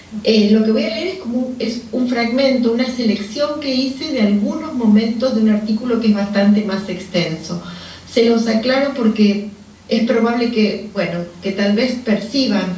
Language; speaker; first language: Spanish; native; Spanish